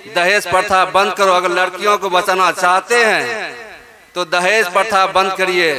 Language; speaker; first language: Hindi; native; Hindi